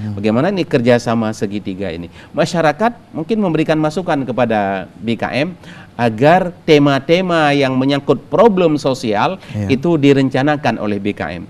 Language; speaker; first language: Indonesian; native; Indonesian